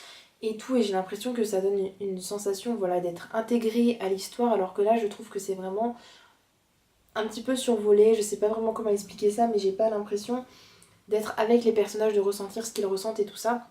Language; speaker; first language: French; native; French